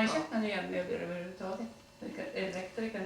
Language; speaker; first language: Swedish; early bilingual, other home language; Estonian